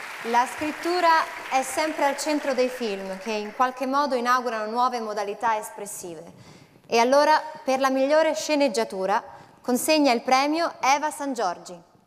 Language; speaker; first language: Italian; native; Italian